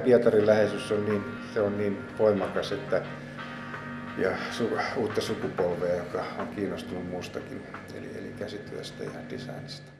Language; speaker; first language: Finnish; native; Finnish